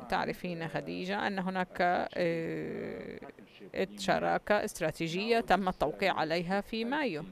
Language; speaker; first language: Arabic; non-native, fluent; Chinese